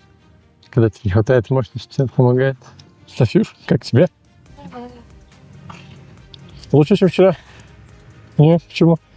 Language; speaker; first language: Russian; native; Russian